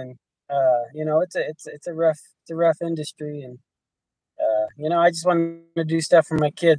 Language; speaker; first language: English; native; English